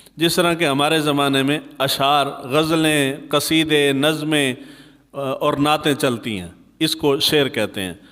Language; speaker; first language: Urdu; non-native, local second language; Punjabi